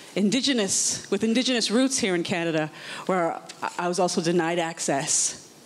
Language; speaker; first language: English; native; English